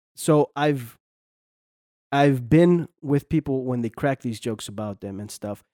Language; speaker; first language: English; native; English